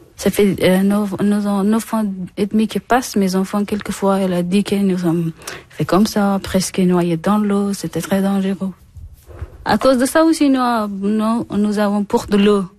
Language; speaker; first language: French; non-native, learner; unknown